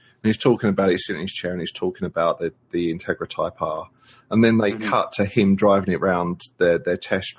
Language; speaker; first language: English; native; English